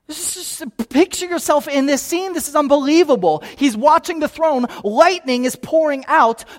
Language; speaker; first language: English; native; English